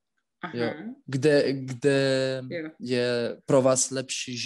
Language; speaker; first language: Czech; non-native, learner; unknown